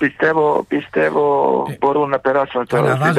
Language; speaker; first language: Greek; non-native, fluent; Serbian